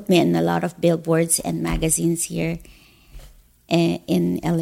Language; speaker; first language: English; non-native, local second language; Filipino